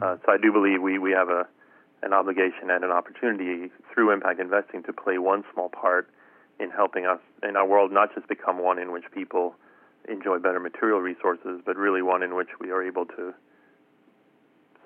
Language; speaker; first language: English; native; English